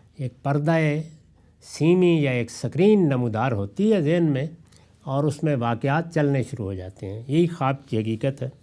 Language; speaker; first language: Urdu; non-native, local second language; Punjabi